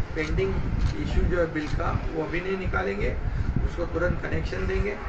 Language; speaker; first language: Hindi; non-native, local second language; Marathi